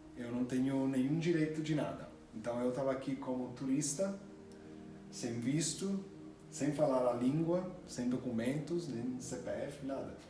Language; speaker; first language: Portuguese; non-native, fluent; English